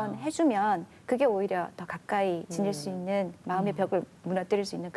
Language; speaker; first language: Korean; native; Korean